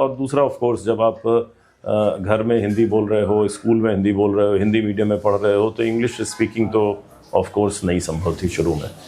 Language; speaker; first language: Hindi; native; Hindi